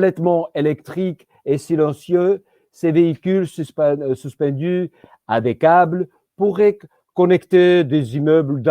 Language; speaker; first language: French; non-native, fluent; Georgian